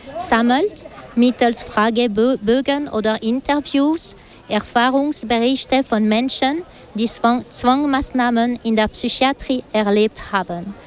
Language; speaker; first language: German; non-native, local second language; French